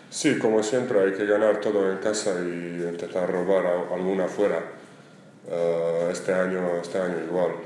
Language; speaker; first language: Spanish; non-native, fluent; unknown